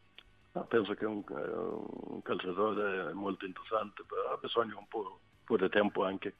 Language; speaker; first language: Italian; non-native, learner; Swedish